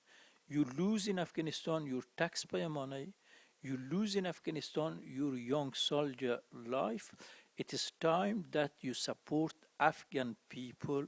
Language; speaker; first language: English; non-native, fluent; Persian